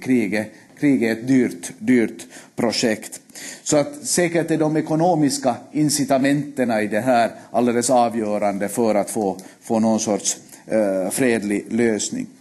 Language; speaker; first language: Swedish; native; Swedish